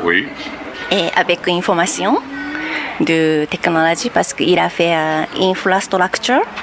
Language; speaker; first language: French; non-native, learner; Japanese